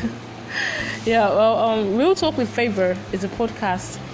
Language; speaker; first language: English; non-native, local second language; Igbo